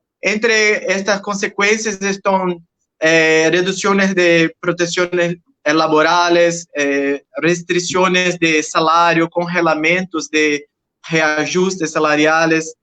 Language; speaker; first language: Spanish; non-native, learner; Portuguese